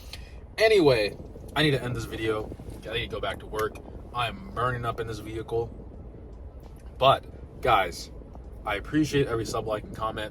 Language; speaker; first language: English; native; English